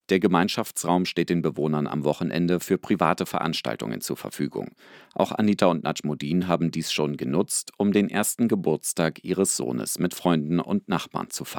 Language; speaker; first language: German; native; German